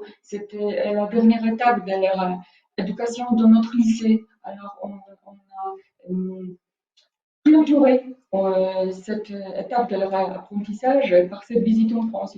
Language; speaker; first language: French; non-native, fluent; Polish